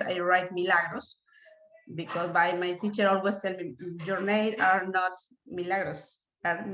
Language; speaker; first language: English; non-native, learner; Spanish